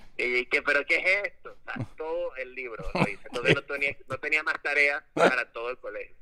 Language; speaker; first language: Spanish; native; Spanish